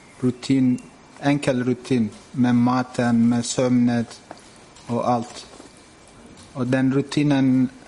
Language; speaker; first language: Swedish; non-native, fluent; Turkish